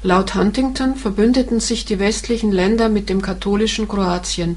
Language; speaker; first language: German; native; German